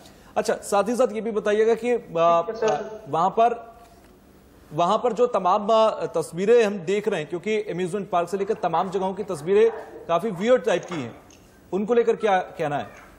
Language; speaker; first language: Hindi; native; Hindi